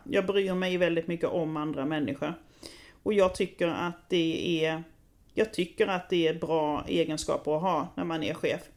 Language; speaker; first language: Swedish; native; Swedish